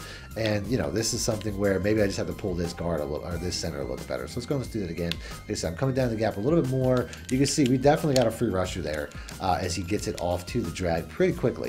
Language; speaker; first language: English; native; English